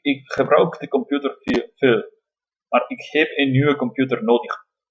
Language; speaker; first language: Dutch; non-native, learner; Spanish